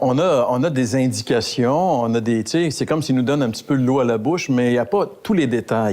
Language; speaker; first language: French; native; French